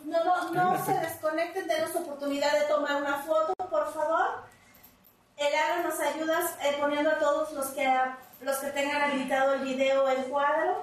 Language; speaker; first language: Spanish; native; Spanish